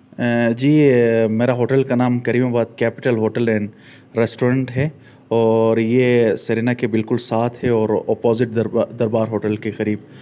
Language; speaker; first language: Urdu; non-native, local second language; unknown